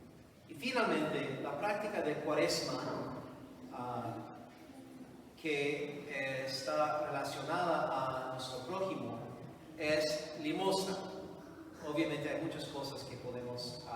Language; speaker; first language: Spanish; non-native, fluent; English